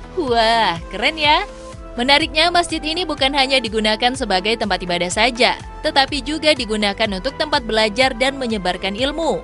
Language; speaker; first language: Indonesian; native; Indonesian